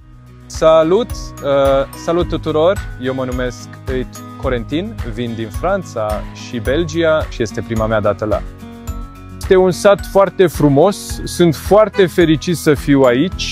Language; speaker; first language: Romanian; non-native, learner; French